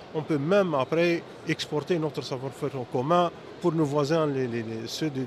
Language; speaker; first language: French; non-native, local second language; Arabic